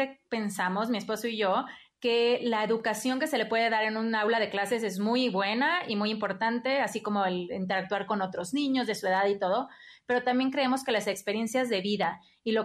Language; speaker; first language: Spanish; native; Spanish